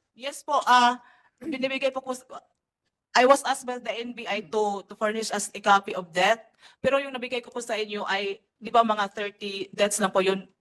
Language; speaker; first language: Filipino; native; Filipino